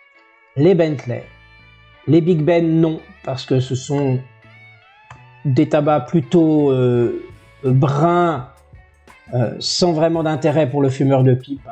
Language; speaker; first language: French; native; French